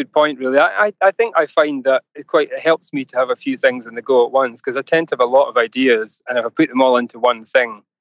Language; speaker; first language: English; native; English